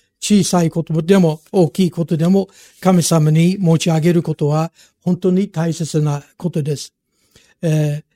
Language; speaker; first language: Japanese; non-native, fluent; English